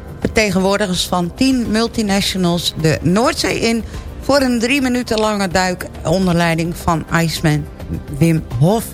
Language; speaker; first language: Dutch; native; Dutch